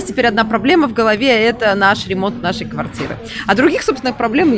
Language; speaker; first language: Russian; native; Russian